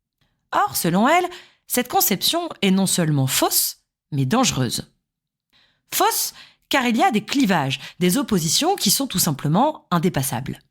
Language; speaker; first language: French; native; French